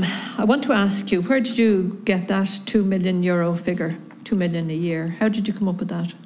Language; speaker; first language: English; native; English